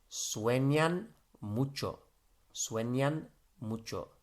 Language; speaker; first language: Spanish; non-native, fluent; English